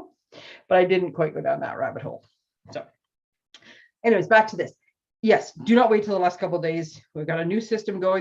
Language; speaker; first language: English; native; English